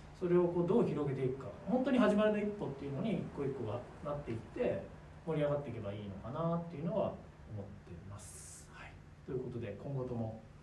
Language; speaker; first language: Japanese; native; Japanese